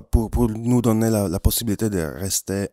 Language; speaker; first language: French; non-native, fluent; Italian